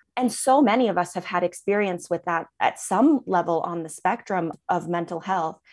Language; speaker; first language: English; native; English